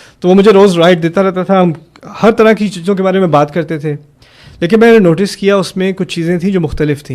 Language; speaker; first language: Urdu; early bilingual, heritage; German